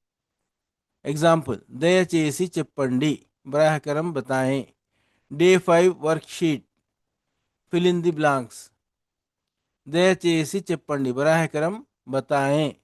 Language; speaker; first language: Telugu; non-native, local second language; Urdu